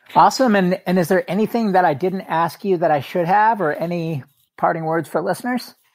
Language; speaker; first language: English; native; English